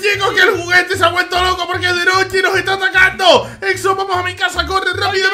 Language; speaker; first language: Spanish; native; Spanish